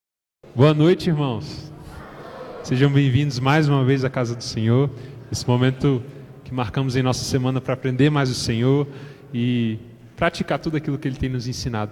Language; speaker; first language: Portuguese; native; Portuguese